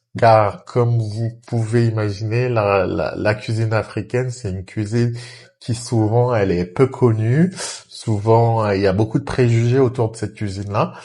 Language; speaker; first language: French; early bilingual, other home language; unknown